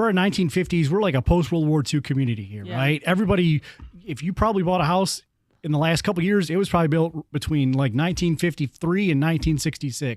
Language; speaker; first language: English; native; English